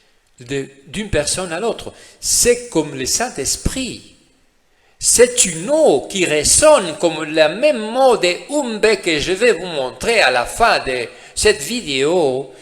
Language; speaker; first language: French; non-native, fluent; Spanish